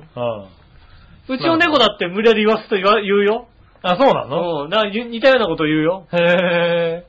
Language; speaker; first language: Japanese; native; Japanese